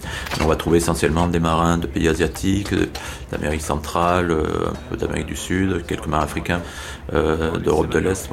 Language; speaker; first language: French; native; French